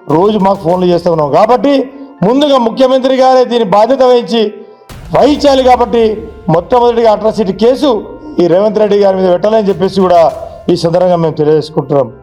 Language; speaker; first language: Telugu; non-native, local second language; Lambadi